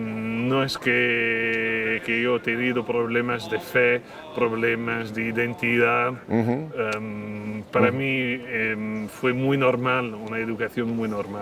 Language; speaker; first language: Spanish; non-native, fluent; French